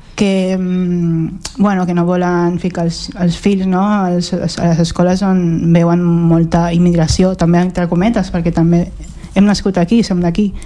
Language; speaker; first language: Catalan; early bilingual, other home language; Filipino